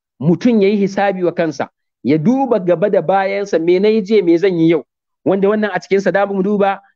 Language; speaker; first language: Hausa; native; Hausa